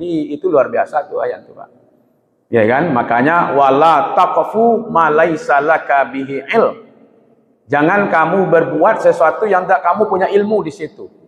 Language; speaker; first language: Malay; non-native, local second language; Minangkabau